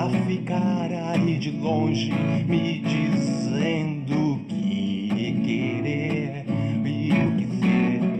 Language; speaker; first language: Portuguese; native; Portuguese